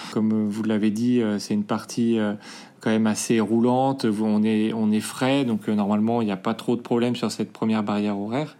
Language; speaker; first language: French; native; French